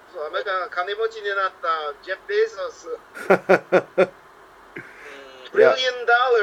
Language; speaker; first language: Japanese; non-native, learner; English